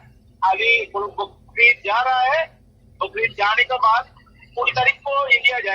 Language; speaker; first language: Hindi; non-native, learner; Bangla